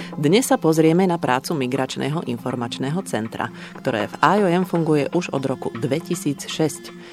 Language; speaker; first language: Slovak; native; Slovak